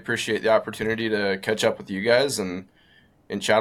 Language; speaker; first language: English; native; English